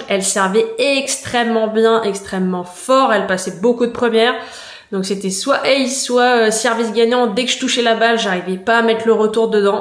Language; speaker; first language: French; native; French